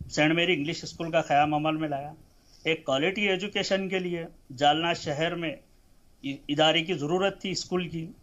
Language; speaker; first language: Hindi; non-native, local second language; Urdu